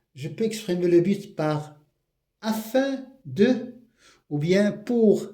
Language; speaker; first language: French; non-native, local second language; Arabic